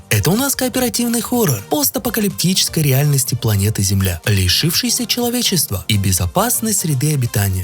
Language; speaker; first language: Russian; native; Russian